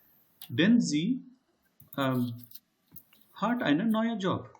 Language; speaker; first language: German; non-native, learner; Hindi